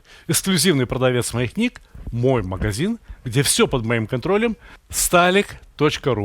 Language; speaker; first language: Russian; native; Russian